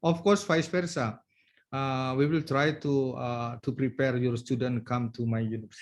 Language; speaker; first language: English; non-native, learner; Indonesian